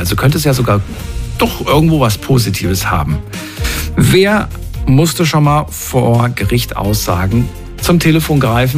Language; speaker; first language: German; native; German